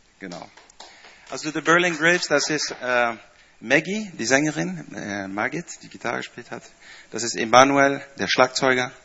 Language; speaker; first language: German; non-native, fluent; Dutch